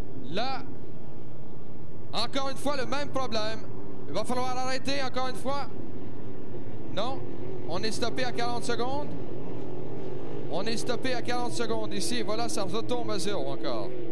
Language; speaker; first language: French; native; French